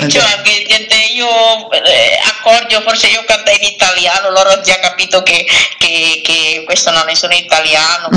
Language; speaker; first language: Italian; non-native, learner; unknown